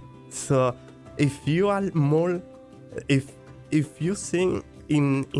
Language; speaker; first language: English; non-native, fluent; Spanish